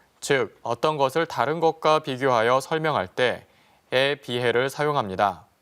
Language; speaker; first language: Korean; native; Korean